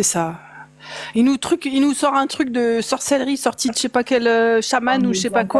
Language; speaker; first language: French; native; French